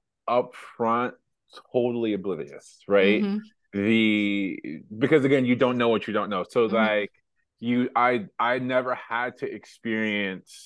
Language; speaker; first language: English; native; English